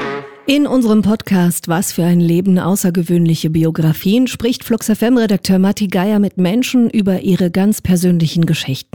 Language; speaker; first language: German; native; German